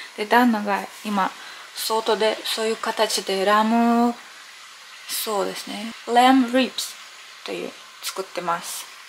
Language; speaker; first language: Japanese; non-native, fluent; Russian